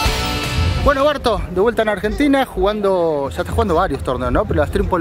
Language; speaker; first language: Spanish; native; Spanish